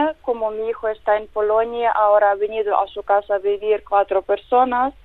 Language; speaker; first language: Spanish; non-native, learner; Ukrainian